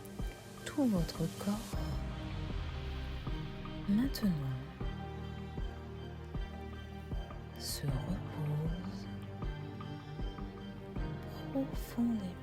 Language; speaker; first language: French; native; French